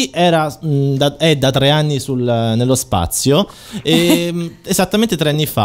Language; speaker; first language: Italian; native; Italian